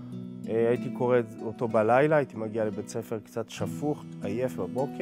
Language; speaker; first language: Hebrew; early bilingual, other home language; French